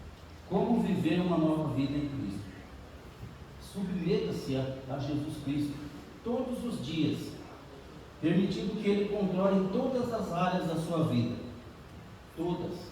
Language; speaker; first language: Portuguese; native; Portuguese